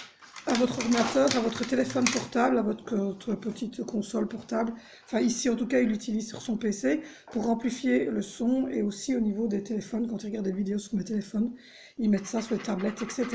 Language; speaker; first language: French; native; French